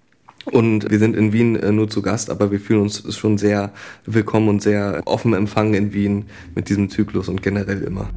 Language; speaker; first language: German; native; German